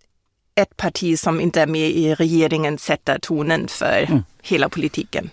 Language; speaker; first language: Swedish; non-native, fluent; German